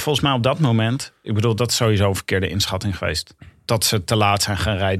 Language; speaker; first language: Dutch; native; Dutch